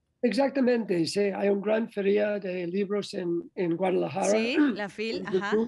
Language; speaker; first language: Spanish; non-native, learner; English